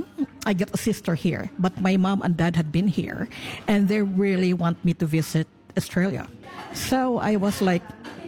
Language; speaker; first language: English; non-native, local second language; Cebuano